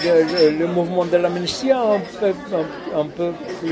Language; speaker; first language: French; non-native, fluent; Portuguese